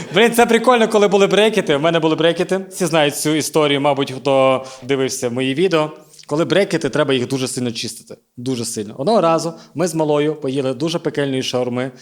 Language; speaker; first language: Ukrainian; native; Ukrainian